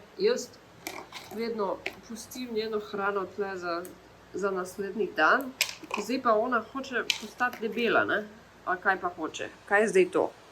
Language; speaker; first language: Slovenian; early bilingual, heritage; Portuguese